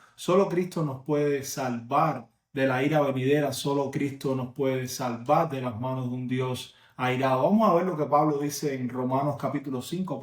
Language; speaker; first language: Spanish; native; Spanish